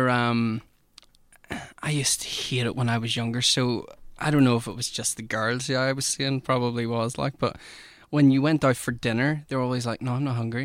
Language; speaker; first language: English; native; English